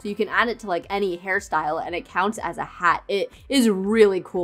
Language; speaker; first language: English; native; English